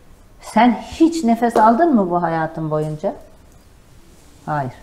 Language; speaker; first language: Turkish; native; Turkish